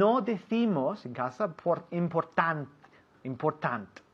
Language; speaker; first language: Spanish; non-native, fluent; English